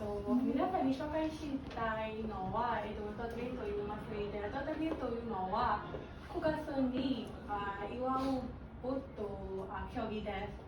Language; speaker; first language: Japanese; non-native, learner; Burmese